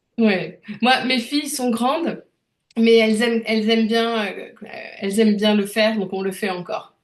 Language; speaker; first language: French; native; French